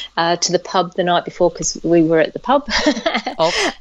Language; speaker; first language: English; native; English